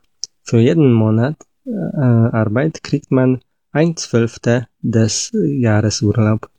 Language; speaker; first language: German; non-native, learner; Polish